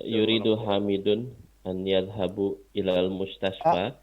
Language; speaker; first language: Arabic; non-native, learner; Indonesian